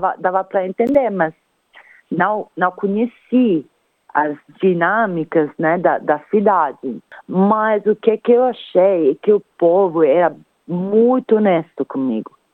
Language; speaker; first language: Portuguese; non-native, fluent; Italian